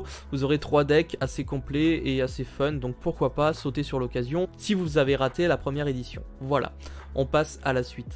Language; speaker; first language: French; native; French